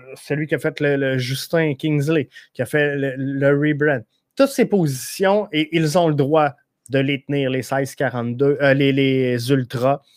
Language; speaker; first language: French; native; French